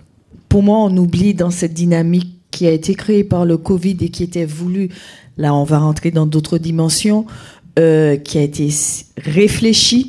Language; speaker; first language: French; native; French